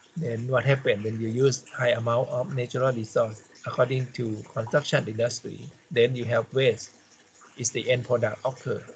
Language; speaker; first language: English; non-native, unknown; Thai